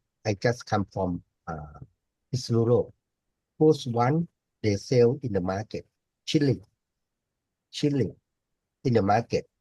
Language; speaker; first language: English; non-native, learner; Thai